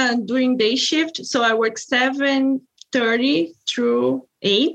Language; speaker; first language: English; non-native, fluent; Portuguese